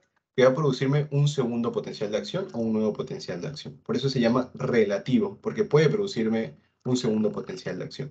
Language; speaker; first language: Spanish; native; Spanish